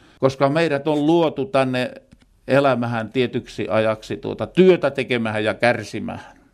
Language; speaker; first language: Finnish; native; Finnish